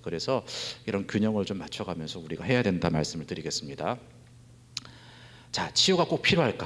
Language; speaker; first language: Korean; native; Korean